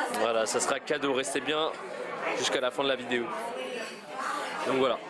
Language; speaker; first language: French; native; French